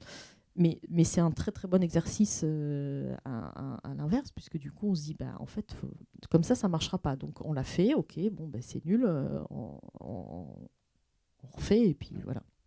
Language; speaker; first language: French; native; French